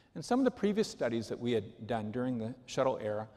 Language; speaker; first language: English; native; English